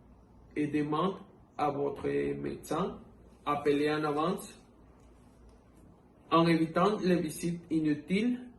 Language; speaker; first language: French; non-native, fluent; Spanish